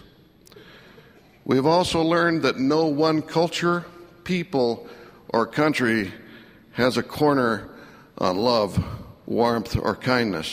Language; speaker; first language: English; native; English